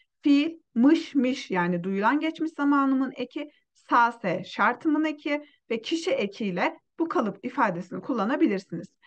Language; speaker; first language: Turkish; non-native, fluent; Uyghur